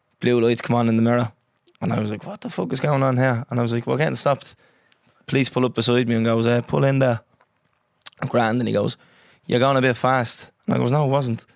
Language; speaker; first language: English; native; English